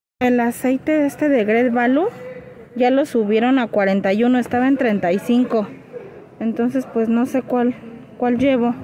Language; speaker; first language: Spanish; native; Spanish